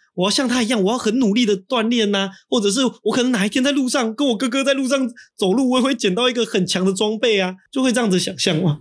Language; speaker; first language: Chinese; native; Chinese